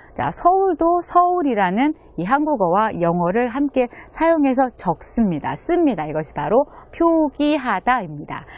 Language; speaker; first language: Korean; native; Korean